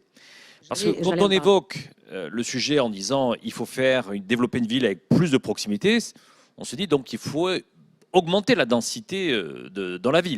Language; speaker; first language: French; native; French